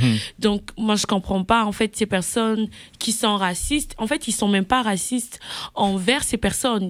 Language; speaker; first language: French; native; French